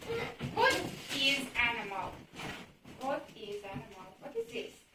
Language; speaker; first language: English; non-native, learner; Azerbaijani